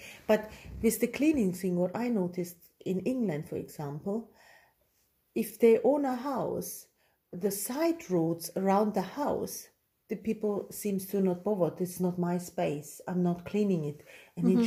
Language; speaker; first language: English; non-native, fluent; German